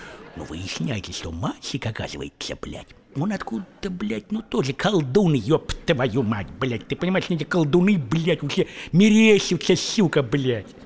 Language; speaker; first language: Russian; native; Russian